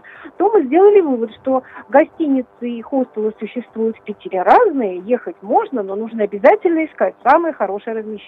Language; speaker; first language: Russian; native; Russian